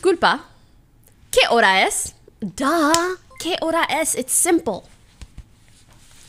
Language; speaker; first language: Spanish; non-native, learner; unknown